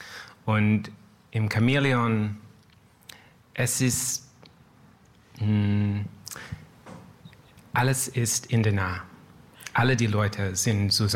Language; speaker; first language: German; non-native, learner; French